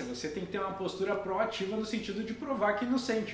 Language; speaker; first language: Portuguese; native; Portuguese